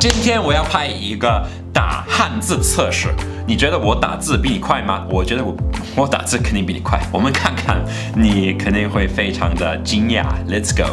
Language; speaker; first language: Chinese; non-native, fluent; English